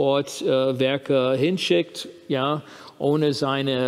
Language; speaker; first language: German; non-native, fluent; English